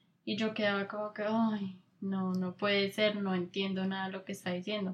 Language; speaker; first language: Spanish; native; Spanish